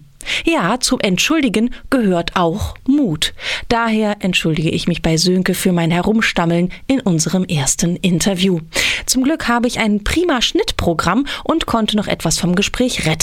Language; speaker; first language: German; native; German